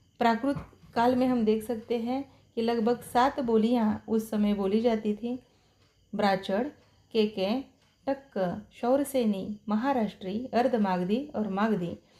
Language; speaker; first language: Hindi; non-native, local second language; Marathi